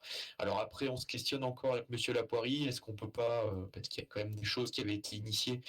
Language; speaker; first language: French; native; French